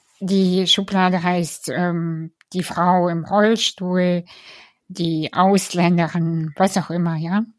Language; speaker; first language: German; early bilingual, other home language; Russian